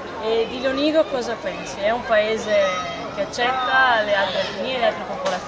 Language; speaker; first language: Italian; native; Italian